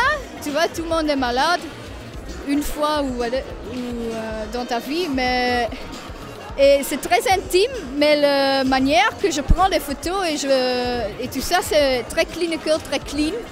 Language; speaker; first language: French; non-native, local second language; Dutch